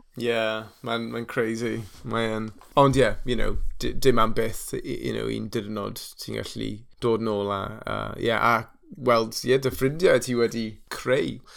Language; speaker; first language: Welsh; non-native, learner; English